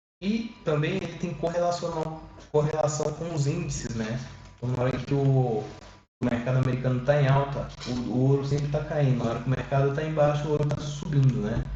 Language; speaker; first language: Portuguese; native; Portuguese